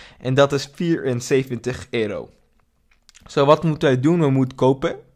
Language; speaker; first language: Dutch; non-native, learner; English